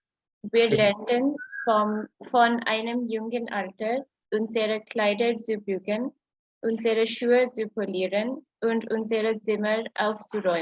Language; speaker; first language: German; non-native, learner; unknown